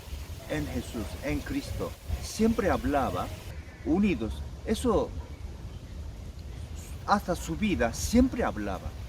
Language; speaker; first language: Spanish; non-native, learner; Korean